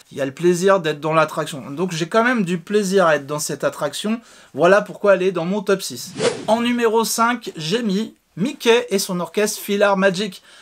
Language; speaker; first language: French; native; French